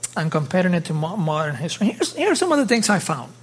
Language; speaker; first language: English; early bilingual, other home language; Spanish